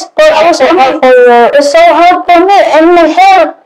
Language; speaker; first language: English; non-native, learner; Indonesian